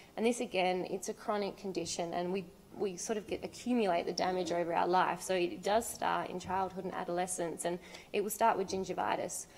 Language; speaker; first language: English; native; English